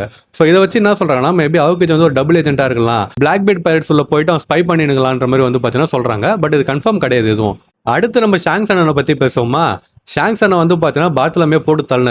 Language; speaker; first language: Tamil; native; Tamil